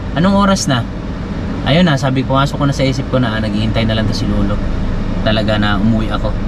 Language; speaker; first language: Filipino; non-native, local second language; Cebuano